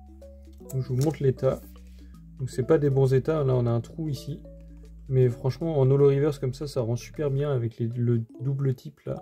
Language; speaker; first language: French; native; French